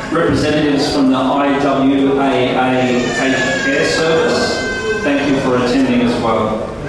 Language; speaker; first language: English; non-native, local second language; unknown